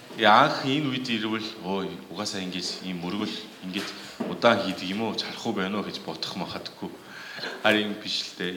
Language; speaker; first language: Mongolian; non-native, fluent; Korean